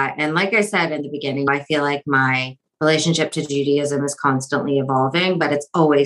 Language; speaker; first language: English; native; English